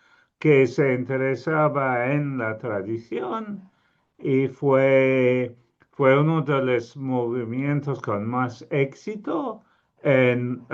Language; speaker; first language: Spanish; non-native, fluent; English